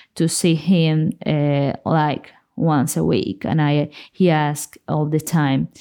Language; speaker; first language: English; non-native, fluent; Spanish